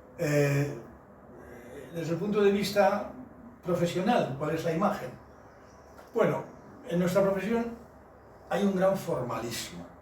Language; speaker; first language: Spanish; native; Spanish